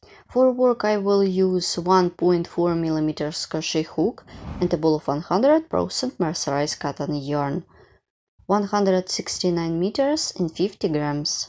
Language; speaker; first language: English; non-native, fluent; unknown